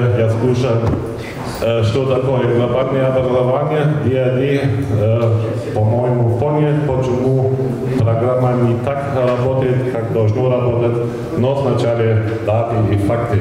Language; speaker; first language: Russian; non-native, fluent; German